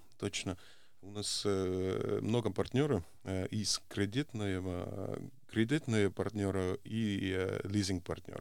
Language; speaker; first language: Russian; non-native, local second language; Estonian